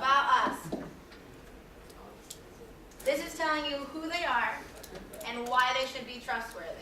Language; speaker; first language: English; native; English